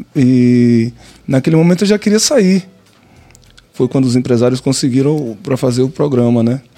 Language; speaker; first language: Portuguese; native; Portuguese